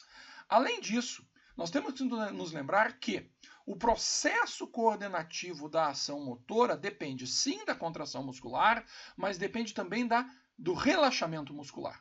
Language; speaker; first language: Portuguese; native; Portuguese